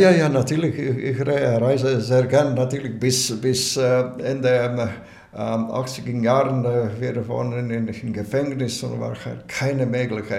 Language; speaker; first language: German; non-native, learner; Latvian